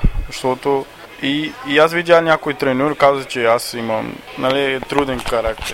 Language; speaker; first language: Bulgarian; non-native, learner; Portuguese